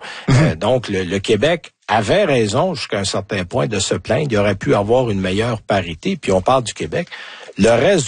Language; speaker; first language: French; native; French